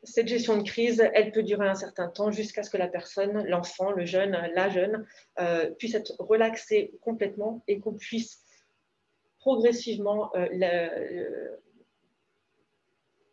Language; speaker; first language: French; native; French